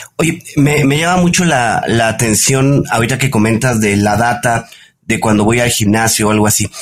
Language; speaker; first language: Spanish; native; Spanish